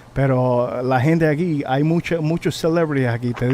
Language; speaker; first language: Spanish; early bilingual, heritage; Spanish